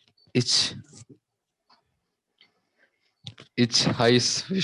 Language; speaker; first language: German; non-native, learner; Malayalam